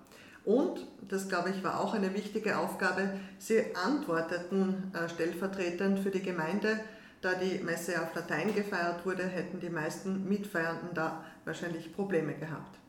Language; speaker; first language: German; native; German